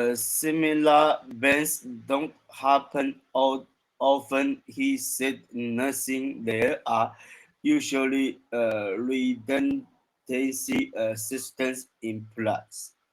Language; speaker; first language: English; non-native, learner; Chinese